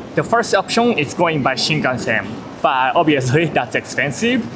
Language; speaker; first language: English; non-native, fluent; Japanese